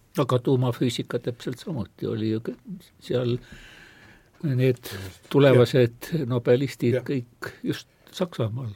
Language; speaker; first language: Estonian; native; Estonian